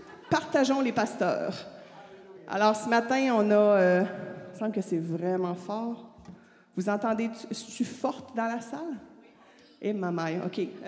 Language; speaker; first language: French; native; French